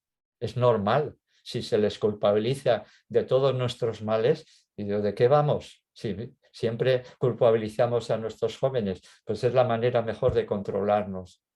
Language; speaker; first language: Spanish; native; Spanish